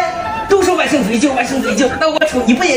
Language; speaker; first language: Chinese; native; Chinese